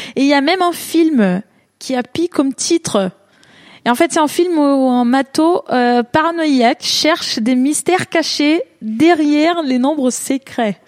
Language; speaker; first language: French; non-native, fluent; Portuguese